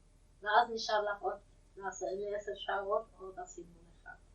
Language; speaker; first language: Hebrew; non-native, fluent; Yiddish